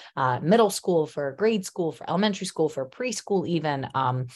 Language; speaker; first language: English; early bilingual, other home language; Polish